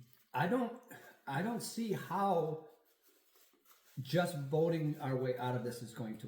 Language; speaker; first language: English; native; English